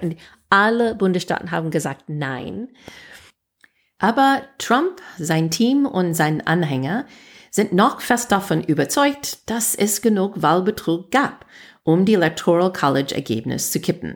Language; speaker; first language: German; non-native, fluent; English